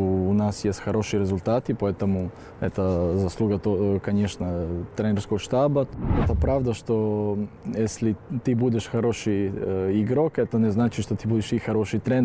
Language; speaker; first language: Russian; non-native, learner; Serbian